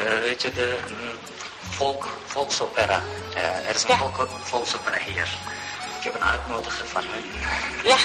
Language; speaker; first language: Dutch; non-native, learner; Turkish